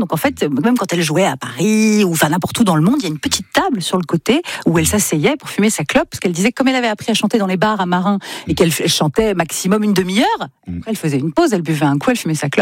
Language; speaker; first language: French; native; French